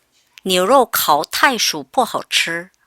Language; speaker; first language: Chinese; non-native, fluent; Korean